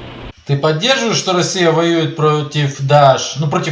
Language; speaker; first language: Russian; native; Russian